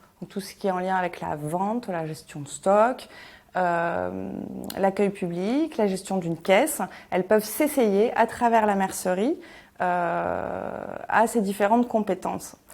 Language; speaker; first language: French; native; French